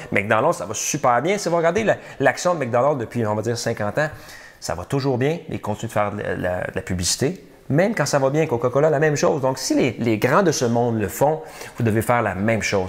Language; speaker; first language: French; native; French